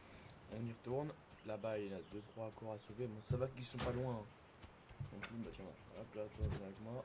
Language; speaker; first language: French; native; French